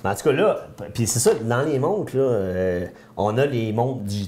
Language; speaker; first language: French; native; French